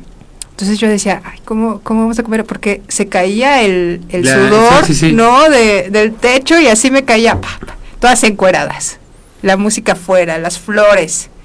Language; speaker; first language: Spanish; native; Spanish